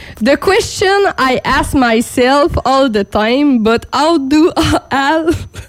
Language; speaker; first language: English; non-native, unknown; French